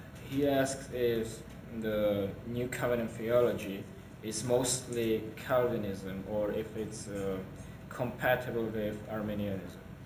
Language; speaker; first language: English; non-native, fluent; Czech